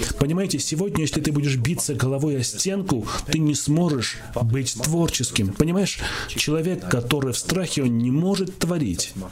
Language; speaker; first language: Russian; non-native, local second language; Armenian